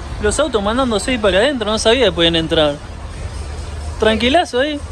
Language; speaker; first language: Spanish; native; Spanish